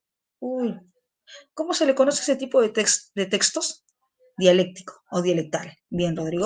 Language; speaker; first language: Spanish; native; Spanish